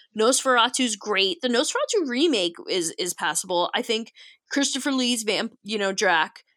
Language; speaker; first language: English; native; English